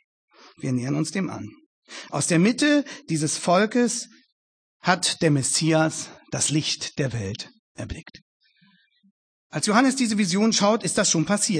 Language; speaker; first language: German; native; German